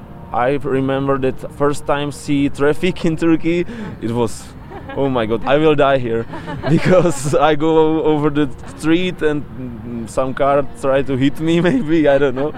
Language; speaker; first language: English; non-native, learner; Czech